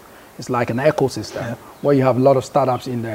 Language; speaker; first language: English; non-native, local second language; Akan